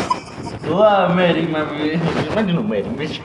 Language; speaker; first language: Arabic; native; Arabic